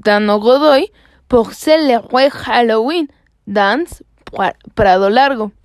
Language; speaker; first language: French; non-native, learner; Spanish